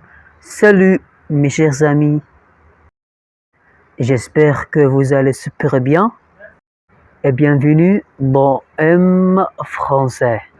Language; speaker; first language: French; non-native, fluent; Arabic